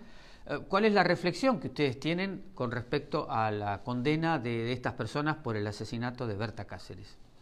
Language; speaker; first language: Spanish; native; Spanish